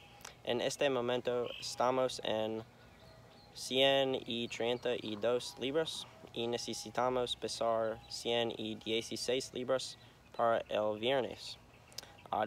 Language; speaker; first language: Spanish; non-native, learner; English